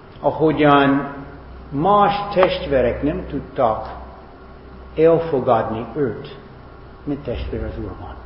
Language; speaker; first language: Hungarian; non-native, fluent; English